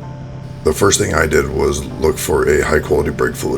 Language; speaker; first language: English; native; English